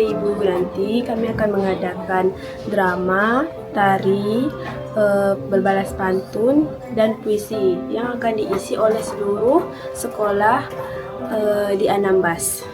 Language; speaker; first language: Indonesian; native; Indonesian